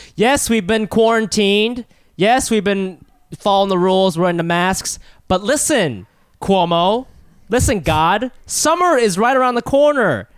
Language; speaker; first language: English; early bilingual, other home language; Japanese